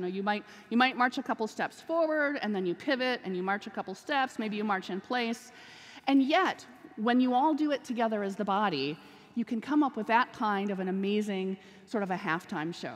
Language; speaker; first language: English; native; English